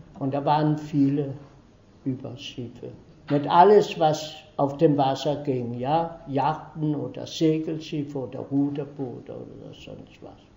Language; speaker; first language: German; early bilingual, heritage; German